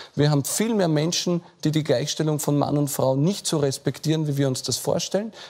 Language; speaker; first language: German; native; German